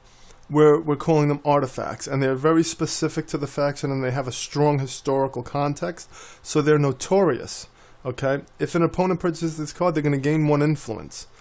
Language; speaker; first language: English; native; English